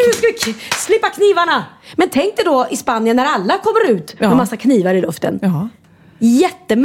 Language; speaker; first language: Swedish; native; Swedish